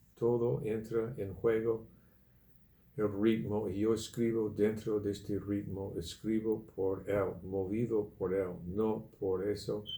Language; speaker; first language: Spanish; non-native, fluent; English